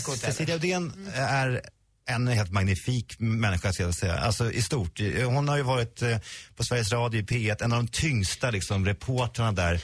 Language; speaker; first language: Swedish; native; Swedish